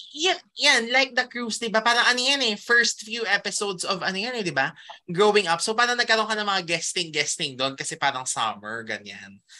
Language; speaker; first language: Filipino; native; Filipino